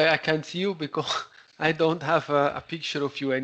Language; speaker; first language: English; non-native, learner; Italian